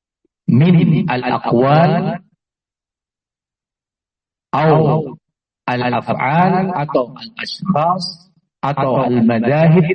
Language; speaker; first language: Arabic; non-native, fluent; Indonesian